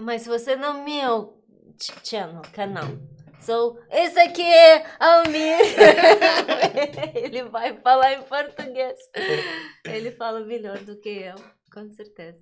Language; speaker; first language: Portuguese; non-native, learner; Russian